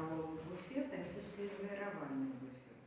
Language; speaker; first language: Russian; native; Russian